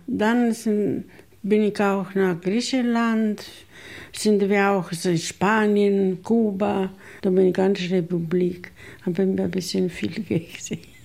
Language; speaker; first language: German; non-native, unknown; Italian